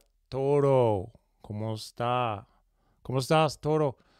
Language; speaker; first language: Spanish; non-native, learner; English